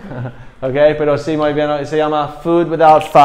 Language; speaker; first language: Spanish; non-native, learner; English